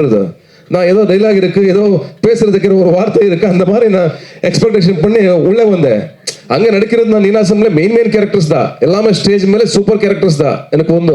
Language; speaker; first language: Tamil; non-native, learner; Kannada